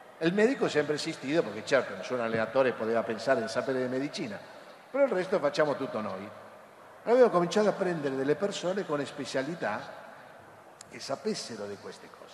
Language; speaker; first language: Italian; non-native, fluent; Spanish